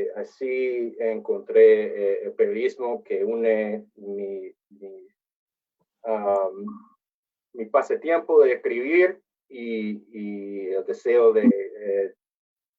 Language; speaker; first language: Spanish; non-native, fluent; English